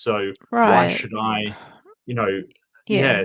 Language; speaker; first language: English; native; English